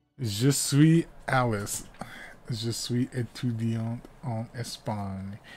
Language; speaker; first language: French; non-native, learner; English